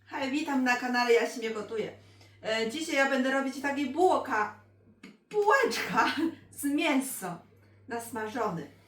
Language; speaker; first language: Polish; non-native, learner; Chinese